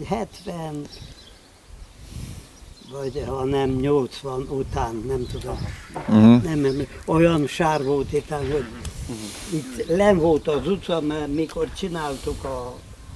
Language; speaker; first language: Hungarian; non-native, local second language; Romanian